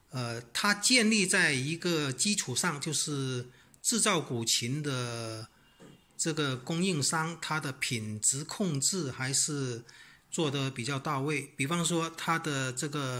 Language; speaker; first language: Chinese; native; Chinese